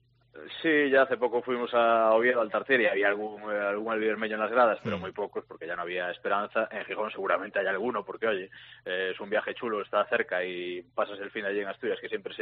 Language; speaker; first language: Spanish; native; Spanish